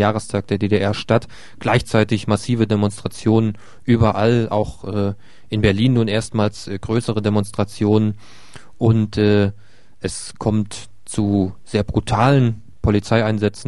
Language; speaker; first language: German; native; German